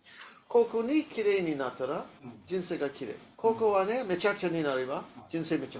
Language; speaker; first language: Japanese; non-native, learner; English